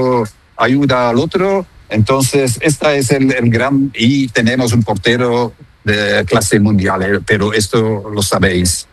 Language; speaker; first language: Spanish; non-native, fluent; Dutch